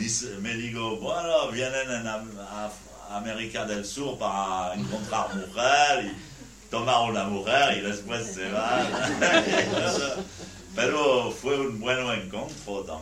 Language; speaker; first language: Spanish; non-native, learner; French